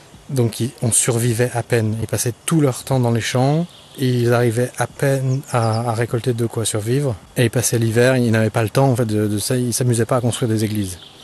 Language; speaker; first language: French; native; French